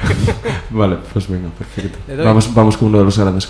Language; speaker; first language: Spanish; native; Spanish